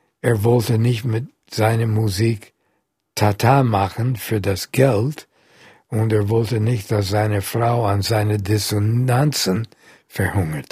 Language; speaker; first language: German; non-native, fluent; English